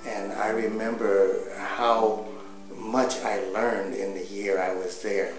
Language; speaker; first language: English; native; English